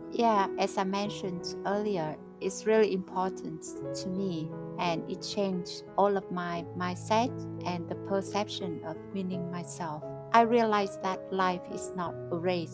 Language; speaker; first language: English; non-native, fluent; Vietnamese